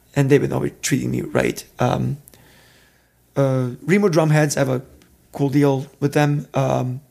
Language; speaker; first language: English; non-native, fluent; Serbian